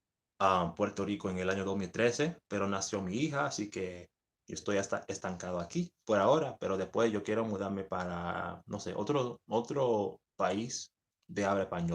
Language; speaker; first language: Spanish; early bilingual, heritage; English